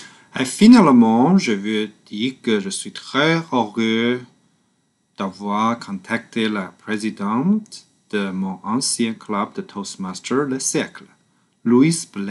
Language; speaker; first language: French; non-native, learner; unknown